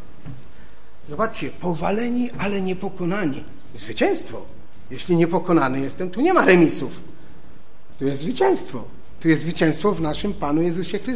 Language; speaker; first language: Polish; native; Polish